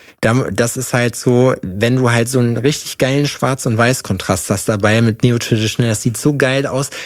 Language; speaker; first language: German; native; German